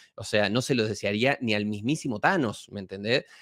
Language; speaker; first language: Spanish; native; Spanish